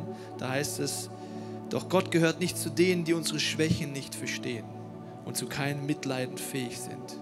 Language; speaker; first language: German; native; German